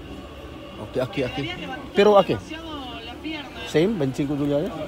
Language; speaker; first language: Spanish; non-native, learner; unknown